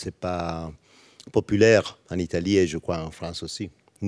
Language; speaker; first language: French; non-native, learner; Italian